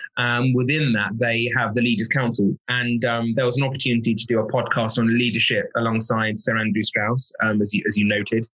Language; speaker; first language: English; native; English